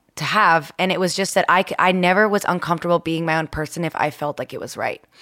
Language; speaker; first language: English; early bilingual, other home language; Spanish